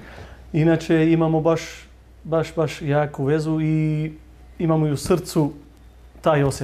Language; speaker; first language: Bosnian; early bilingual, heritage; Bosnian